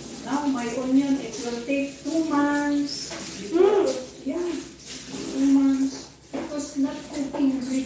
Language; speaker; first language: English; non-native, learner; Filipino